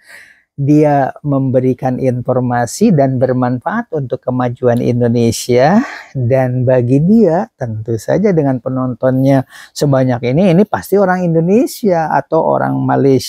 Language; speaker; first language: Indonesian; native; Indonesian